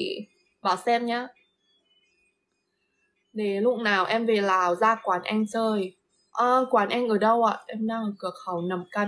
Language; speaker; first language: Vietnamese; non-native, fluent; Lao